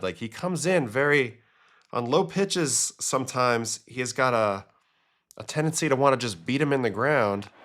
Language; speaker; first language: English; native; English